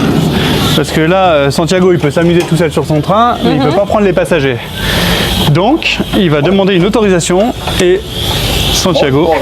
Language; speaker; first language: French; native; French